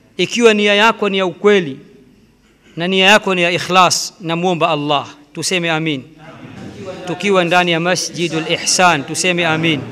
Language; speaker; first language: Swahili; native; Swahili